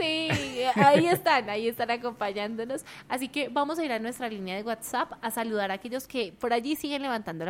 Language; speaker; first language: Spanish; native; Spanish